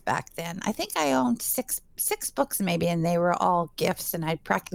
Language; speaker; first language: English; native; English